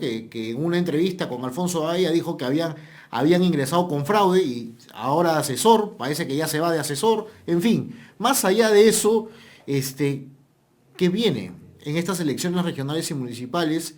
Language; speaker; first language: Spanish; native; Spanish